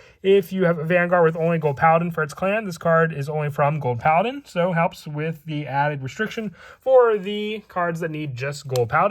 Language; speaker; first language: English; native; English